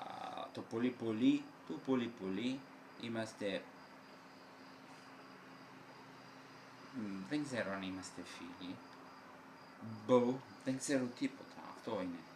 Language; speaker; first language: Greek; non-native, fluent; Italian